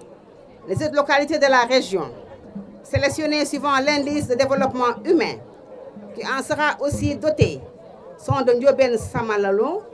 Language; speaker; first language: French; non-native, local second language; Wolof